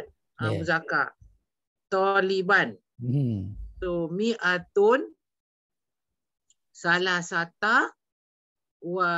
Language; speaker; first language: Arabic; non-native, learner; Malay